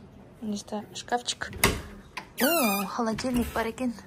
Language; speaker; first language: Kazakh; native; Kazakh